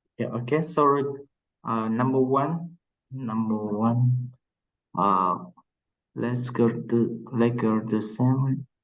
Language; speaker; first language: English; non-native, learner; Vietnamese